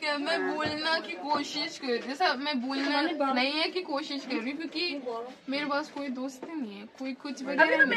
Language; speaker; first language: Hindi; non-native, learner; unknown